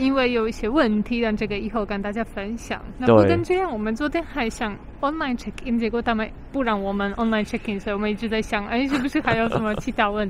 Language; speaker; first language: Chinese; non-native, fluent; Polish